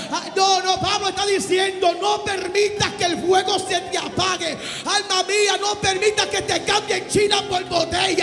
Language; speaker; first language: Spanish; native; Spanish